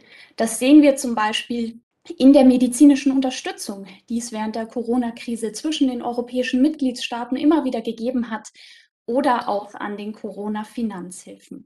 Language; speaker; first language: German; native; German